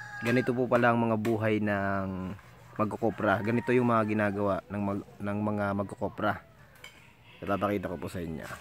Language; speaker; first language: Filipino; non-native, local second language; Bikol